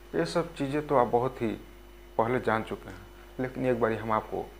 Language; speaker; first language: Hindi; non-native, local second language; Bhojpuri